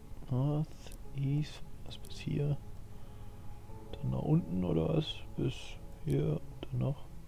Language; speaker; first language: German; native; German